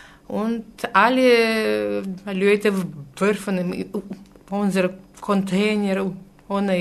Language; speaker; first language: German; non-native, fluent; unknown